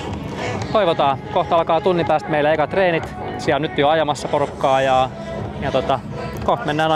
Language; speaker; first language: Finnish; native; Finnish